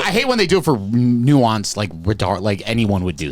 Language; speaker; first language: English; native; English